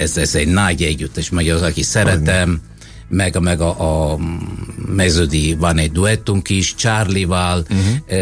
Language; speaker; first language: Hungarian; non-native, learner; Italian